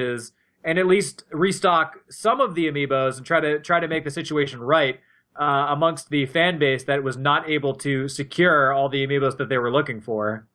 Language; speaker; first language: English; native; English